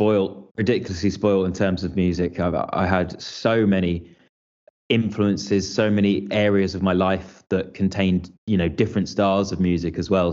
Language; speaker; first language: English; native; English